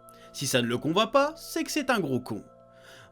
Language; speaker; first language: French; native; French